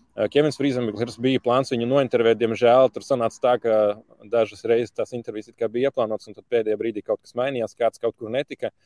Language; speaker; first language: Latvian; native; Latvian